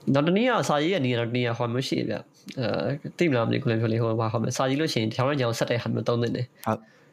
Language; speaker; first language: Burmese; native; Burmese